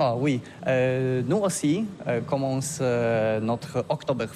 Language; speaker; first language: French; non-native, learner; Polish